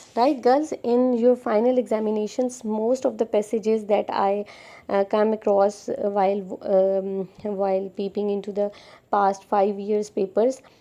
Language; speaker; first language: English; non-native, local second language; Urdu